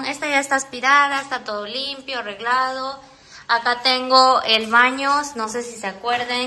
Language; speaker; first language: Spanish; native; Spanish